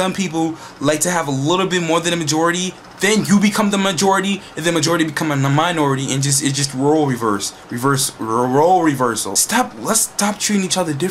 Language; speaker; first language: English; native; English